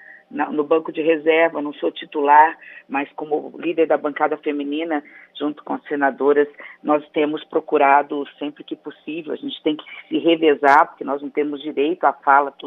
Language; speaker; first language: Portuguese; native; Portuguese